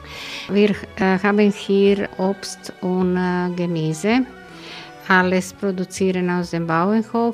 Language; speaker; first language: German; non-native, learner; Croatian